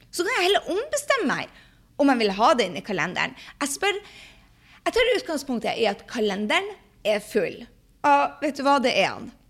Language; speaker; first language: Norwegian; early bilingual, heritage; Norwegian